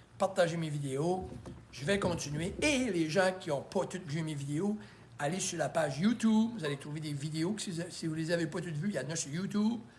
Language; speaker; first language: French; native; French